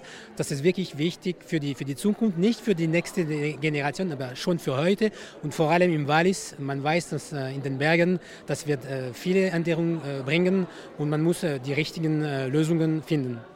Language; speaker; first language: German; non-native, local second language; French